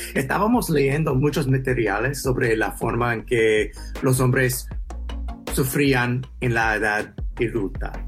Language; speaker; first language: Spanish; early bilingual, heritage; English